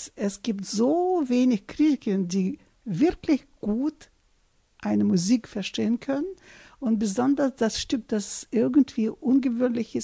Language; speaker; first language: German; non-native, fluent; Russian